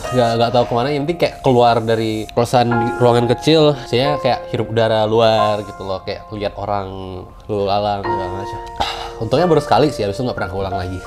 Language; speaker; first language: Indonesian; native; Indonesian